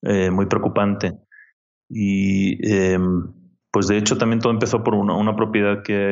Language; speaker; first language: Spanish; native; Spanish